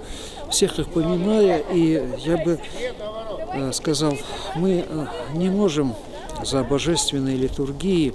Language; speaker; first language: Russian; native; Russian